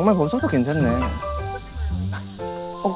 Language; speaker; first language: Korean; non-native, fluent; Thai